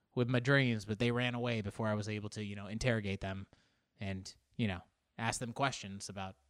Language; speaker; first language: English; native; English